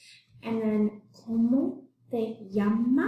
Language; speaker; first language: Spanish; non-native, fluent; English